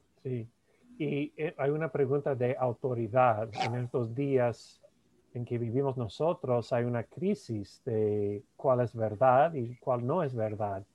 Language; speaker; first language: Spanish; non-native, fluent; English